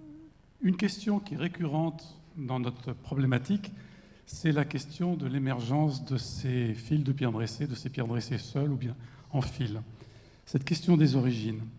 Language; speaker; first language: French; native; French